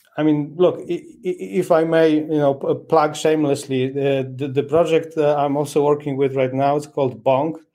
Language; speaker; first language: English; non-native, fluent; Polish